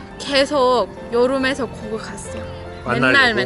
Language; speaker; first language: Korean; non-native, learner; Turkish